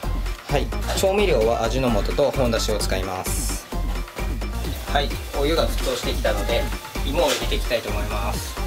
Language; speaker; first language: Japanese; native; Japanese